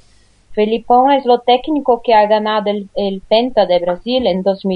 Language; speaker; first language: Spanish; non-native, learner; Portuguese